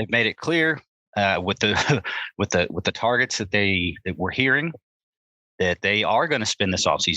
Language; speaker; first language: English; native; English